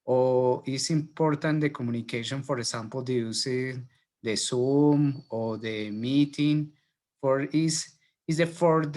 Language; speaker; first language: English; non-native, learner; Spanish